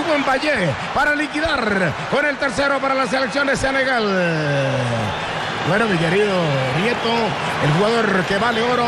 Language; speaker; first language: Spanish; native; Spanish